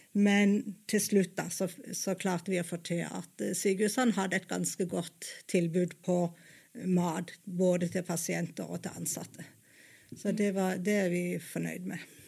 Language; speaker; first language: Norwegian; native; Norwegian